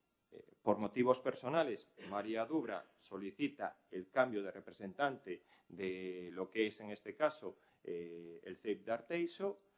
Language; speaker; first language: Spanish; native; Spanish